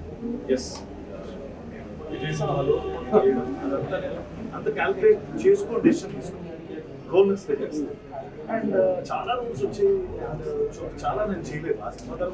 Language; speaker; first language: Telugu; native; Telugu